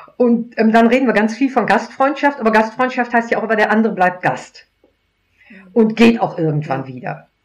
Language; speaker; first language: German; native; German